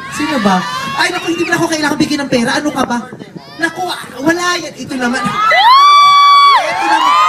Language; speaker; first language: Filipino; native; Filipino